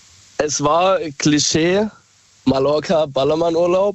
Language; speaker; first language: German; native; German